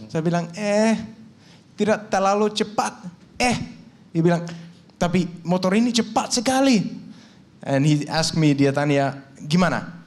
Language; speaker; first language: Indonesian; non-native, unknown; Danish